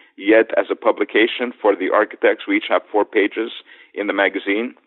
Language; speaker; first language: English; native; English